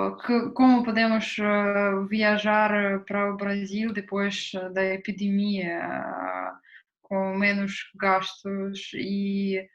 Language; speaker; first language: Portuguese; non-native, fluent; Russian